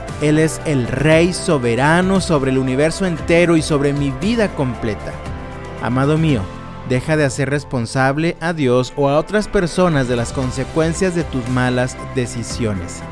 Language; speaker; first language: Spanish; native; Spanish